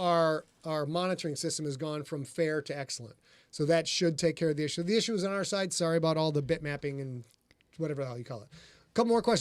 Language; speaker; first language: English; native; English